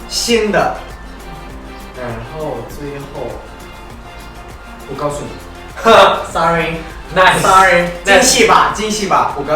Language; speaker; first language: Chinese; non-native, fluent; Thai